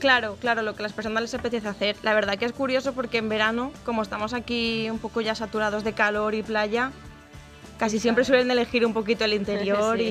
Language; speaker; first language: Spanish; native; Spanish